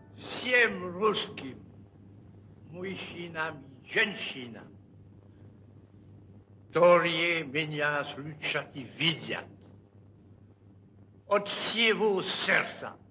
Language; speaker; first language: Russian; non-native, learner; French